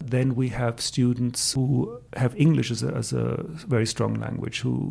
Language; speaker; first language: English; non-native, fluent; German